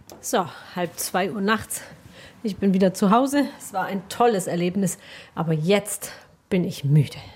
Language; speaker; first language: German; native; German